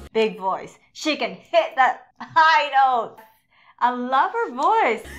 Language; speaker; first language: English; non-native, local second language; Filipino